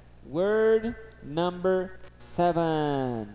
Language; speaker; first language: English; non-native, fluent; Portuguese